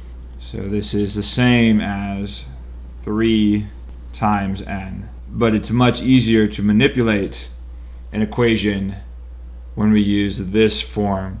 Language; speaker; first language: English; native; English